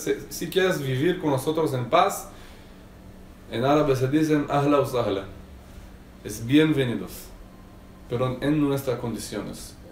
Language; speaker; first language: Spanish; non-native, learner; Hebrew